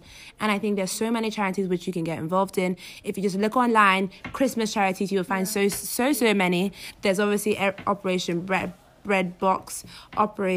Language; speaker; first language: English; non-native, local second language; Yoruba